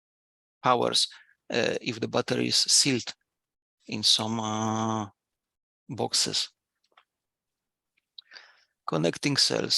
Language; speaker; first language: English; non-native, fluent; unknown